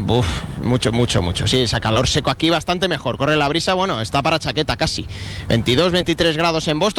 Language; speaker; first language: Spanish; native; Spanish